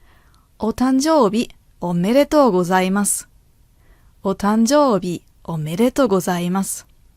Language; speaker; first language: Japanese; non-native, fluent; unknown